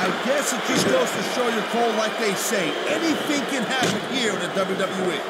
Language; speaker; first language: English; native; English